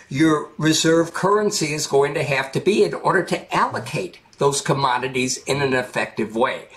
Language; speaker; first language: English; native; English